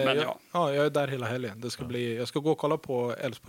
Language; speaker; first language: Swedish; native; Swedish